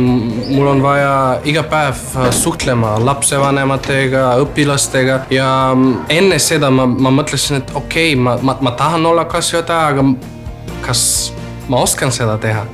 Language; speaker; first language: Estonian; non-native, fluent; Macedonian